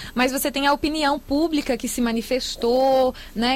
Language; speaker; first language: Portuguese; native; Portuguese